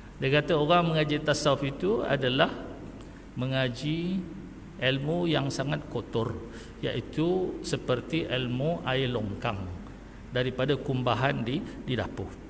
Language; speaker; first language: Malay; native; Malay